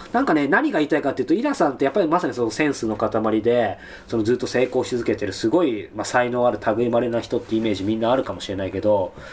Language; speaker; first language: Japanese; native; Japanese